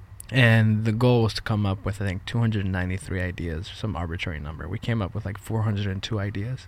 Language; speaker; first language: English; native; English